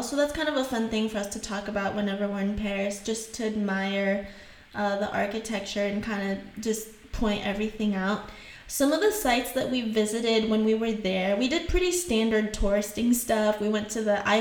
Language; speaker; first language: English; non-native, fluent; French